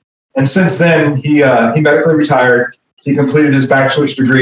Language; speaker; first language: English; native; English